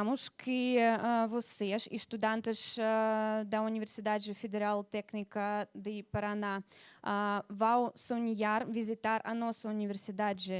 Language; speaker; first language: Portuguese; non-native, fluent; Russian